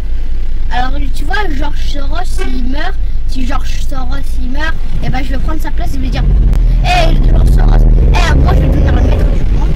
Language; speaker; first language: French; early bilingual, other home language; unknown